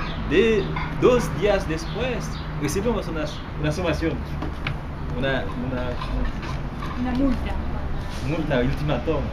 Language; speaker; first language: Spanish; non-native, learner; Haitian Creole